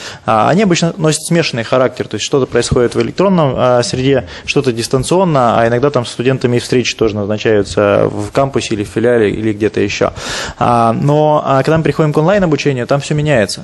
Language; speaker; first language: Russian; native; Russian